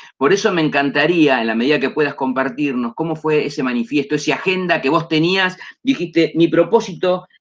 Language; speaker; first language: Spanish; native; Spanish